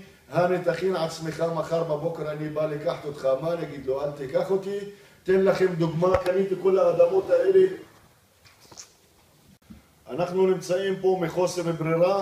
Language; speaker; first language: Hebrew; non-native, local second language; Arabic